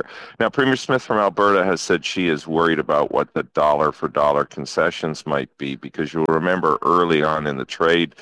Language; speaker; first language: English; native; English